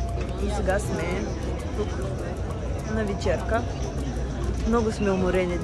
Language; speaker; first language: Bulgarian; non-native, fluent; Russian